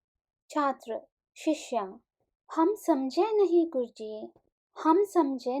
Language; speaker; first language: Hindi; non-native, fluent; Sinhala